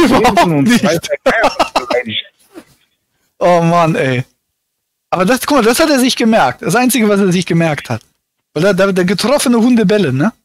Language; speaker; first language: German; native; German